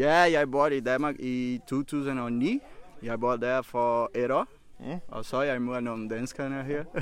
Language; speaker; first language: Danish; non-native, learner; Portuguese